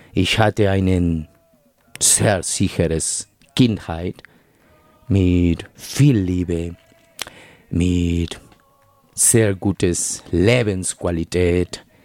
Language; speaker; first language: German; non-native, fluent; Spanish